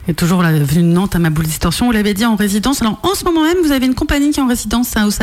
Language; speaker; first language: French; native; French